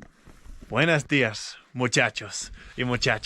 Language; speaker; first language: Spanish; non-native, learner; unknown